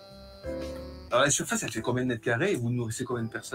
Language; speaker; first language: French; native; French